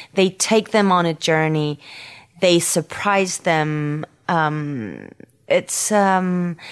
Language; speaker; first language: English; non-native, fluent; French